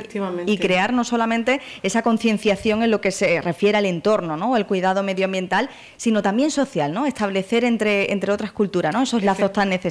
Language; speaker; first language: Spanish; native; Spanish